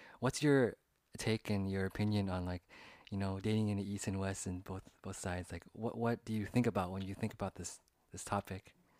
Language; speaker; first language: English; early bilingual, other home language; Vietnamese